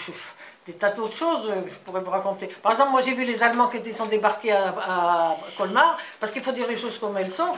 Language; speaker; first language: French; native; French